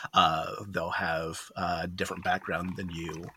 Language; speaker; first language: English; early bilingual, other home language; Japanese